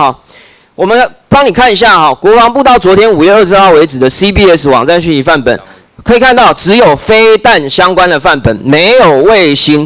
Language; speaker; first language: Chinese; native; Chinese